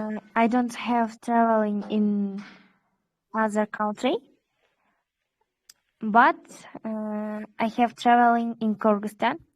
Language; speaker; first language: English; non-native, learner; Kyrgyz